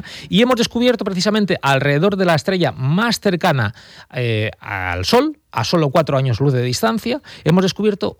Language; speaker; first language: Spanish; native; Spanish